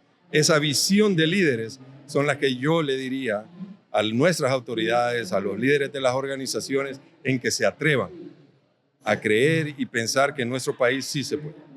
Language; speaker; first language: Spanish; native; Spanish